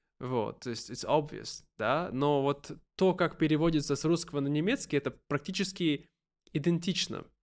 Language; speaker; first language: Russian; native; Russian